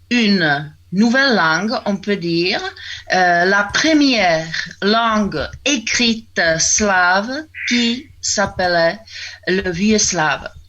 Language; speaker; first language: French; non-native, fluent; Czech